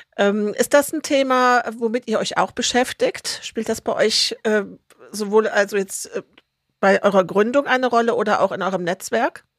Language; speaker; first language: German; native; German